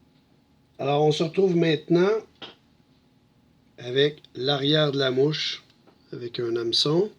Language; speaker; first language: French; native; French